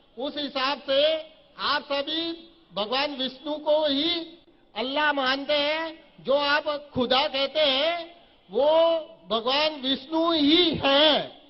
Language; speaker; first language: Hindi; native; Hindi